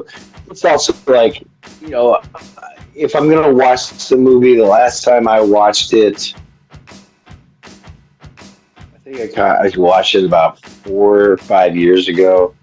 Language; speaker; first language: English; native; English